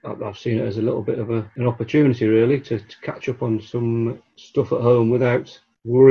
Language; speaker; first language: English; native; English